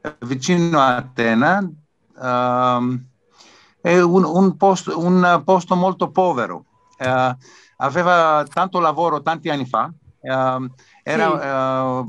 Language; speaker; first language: Italian; non-native, learner; Greek